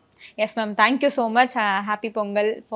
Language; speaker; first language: Tamil; native; Tamil